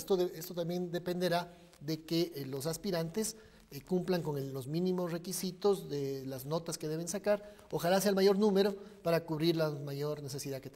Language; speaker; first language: Spanish; native; Spanish